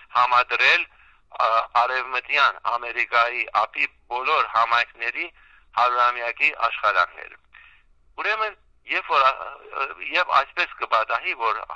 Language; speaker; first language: Armenian; early bilingual, heritage; Armenian